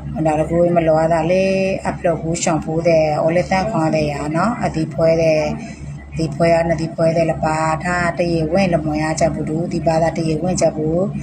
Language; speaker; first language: Burmese; non-native, local second language; S'gaw Karen